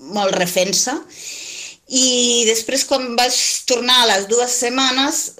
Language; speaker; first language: Catalan; native; Catalan